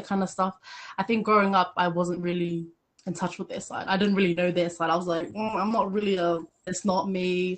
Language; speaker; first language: English; native; English